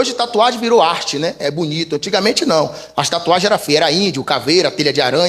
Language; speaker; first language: Portuguese; native; Portuguese